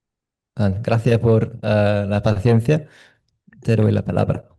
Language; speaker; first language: Spanish; non-native, fluent; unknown